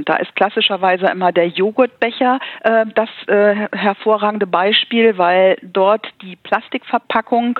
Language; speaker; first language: German; native; German